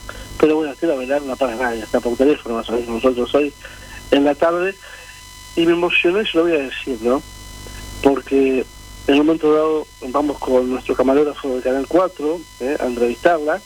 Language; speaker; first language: Spanish; native; Spanish